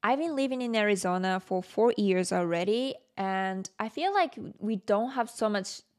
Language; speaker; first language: English; non-native, fluent; Japanese